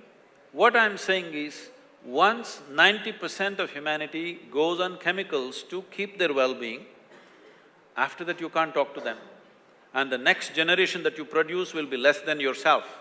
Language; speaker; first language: English; non-native, local second language; Kannada